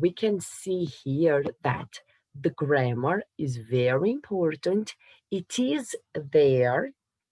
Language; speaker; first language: English; non-native, fluent; Portuguese